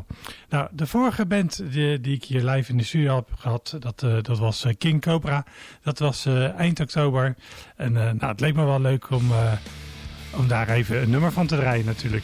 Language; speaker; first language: Dutch; native; Dutch